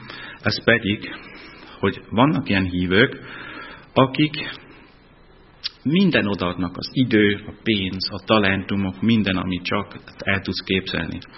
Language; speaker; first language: Hungarian; non-native, fluent; German